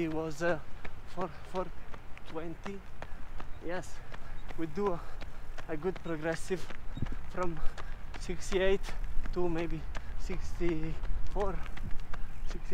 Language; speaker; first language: English; non-native, learner; Italian